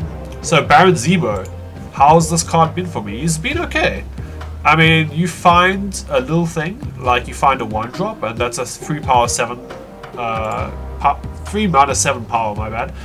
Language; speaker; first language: English; native; English